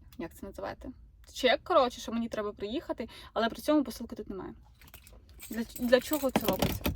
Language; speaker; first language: Ukrainian; native; Ukrainian